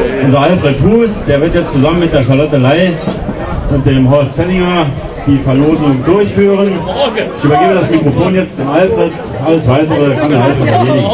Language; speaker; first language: German; native; German